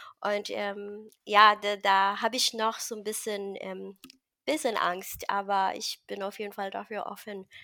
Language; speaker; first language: German; non-native, fluent; Filipino